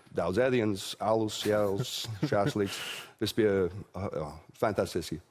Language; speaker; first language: Latvian; non-native, learner; English